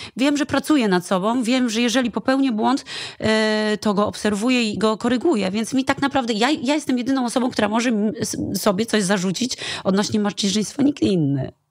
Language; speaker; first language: Polish; native; Polish